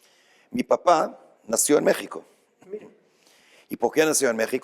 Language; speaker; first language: Spanish; non-native, fluent; Hebrew